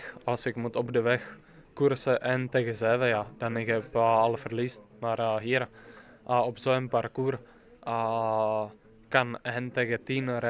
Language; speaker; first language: Dutch; non-native, fluent; Czech